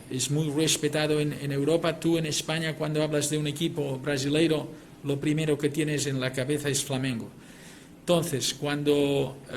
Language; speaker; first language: Spanish; non-native, local second language; Catalan